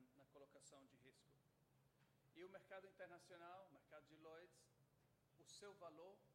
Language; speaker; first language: Portuguese; non-native, fluent; English